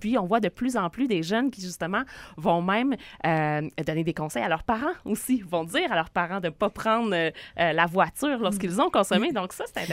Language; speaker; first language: French; native; French